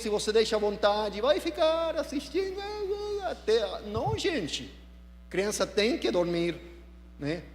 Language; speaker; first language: Portuguese; non-native, fluent; English